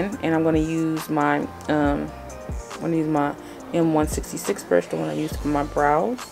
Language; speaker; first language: English; native; English